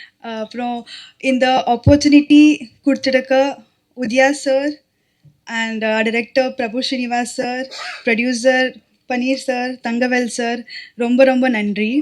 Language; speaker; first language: Tamil; non-native, learner; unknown